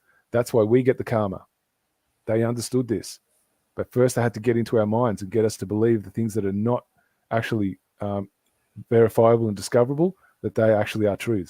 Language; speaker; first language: English; native; English